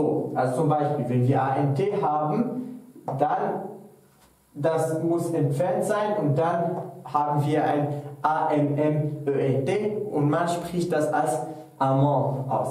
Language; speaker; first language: German; non-native, fluent; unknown